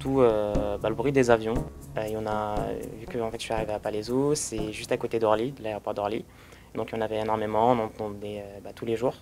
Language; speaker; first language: French; early bilingual, other home language; Arabic